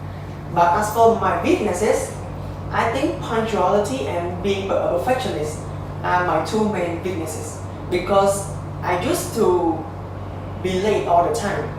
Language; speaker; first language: English; non-native, fluent; Khmer